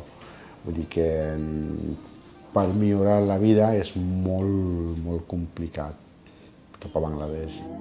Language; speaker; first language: Catalan; non-native, fluent; Bangla